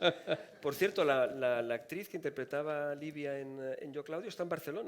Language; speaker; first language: Spanish; native; Spanish